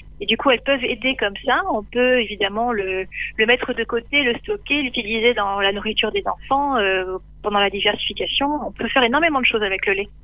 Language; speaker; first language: French; native; French